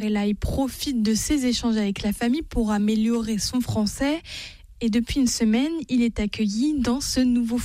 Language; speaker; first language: French; native; French